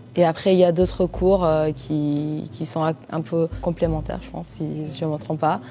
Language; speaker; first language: French; non-native, fluent; Persian